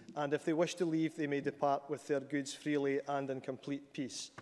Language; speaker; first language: English; native; English